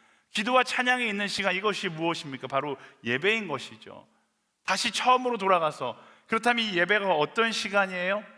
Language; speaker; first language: Korean; native; Korean